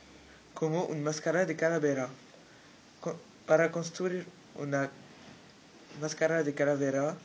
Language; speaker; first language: Spanish; non-native, learner; French